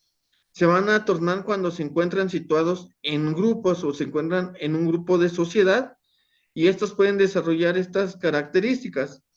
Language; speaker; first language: Spanish; native; Spanish